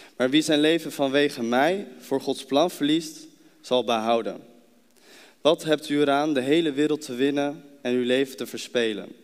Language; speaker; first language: Dutch; native; Dutch